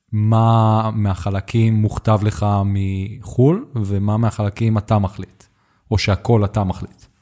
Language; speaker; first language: Hebrew; native; Hebrew